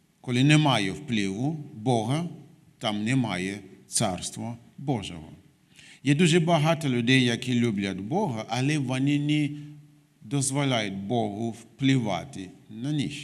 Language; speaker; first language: Ukrainian; non-native, fluent; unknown